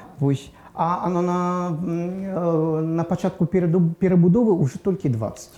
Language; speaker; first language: Belarusian; non-native, local second language; Russian